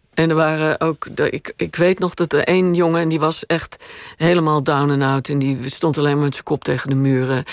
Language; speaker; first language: Dutch; native; Dutch